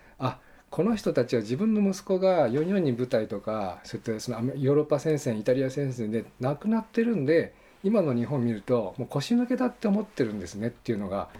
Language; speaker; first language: Japanese; native; Japanese